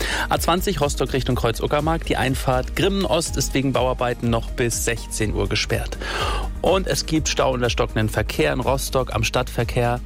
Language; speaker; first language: German; native; German